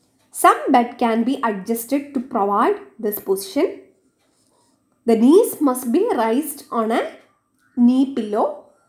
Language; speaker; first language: English; non-native, local second language; Malayalam